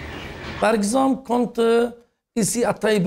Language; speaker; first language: French; non-native, fluent; Arabic